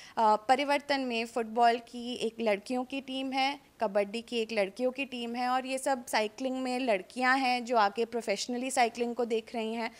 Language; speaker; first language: Hindi; native; Hindi